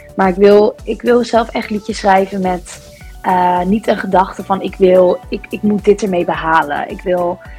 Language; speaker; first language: Dutch; early bilingual, other home language; English